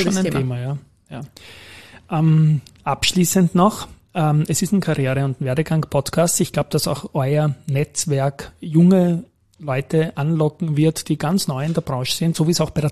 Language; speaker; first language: German; native; German